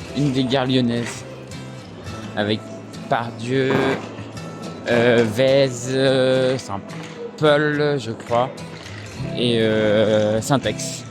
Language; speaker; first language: French; native; French